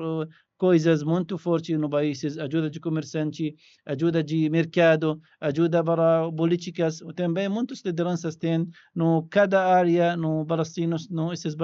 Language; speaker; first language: Portuguese; non-native, learner; Arabic